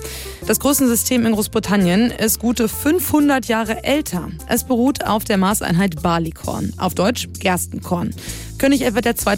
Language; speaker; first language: German; native; German